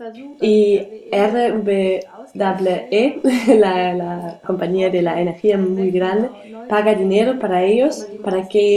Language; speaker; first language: Spanish; non-native, learner; German